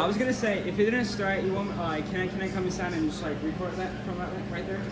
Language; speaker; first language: English; non-native, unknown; Turkish